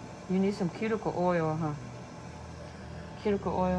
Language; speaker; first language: English; non-native, fluent; Vietnamese